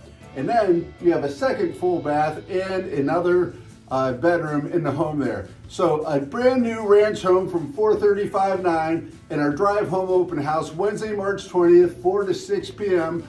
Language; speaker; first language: English; native; English